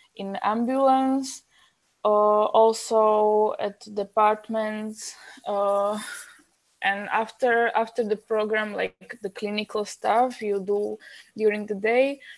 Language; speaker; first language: English; non-native, fluent; Slovak